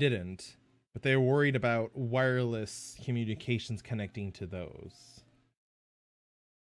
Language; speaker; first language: English; native; English